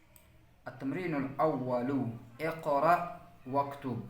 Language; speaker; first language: Arabic; non-native, fluent; Urdu